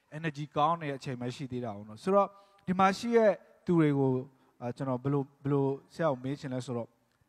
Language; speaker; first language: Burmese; non-native, local second language; Tedim Chin